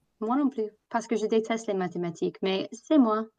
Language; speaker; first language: French; non-native, fluent; English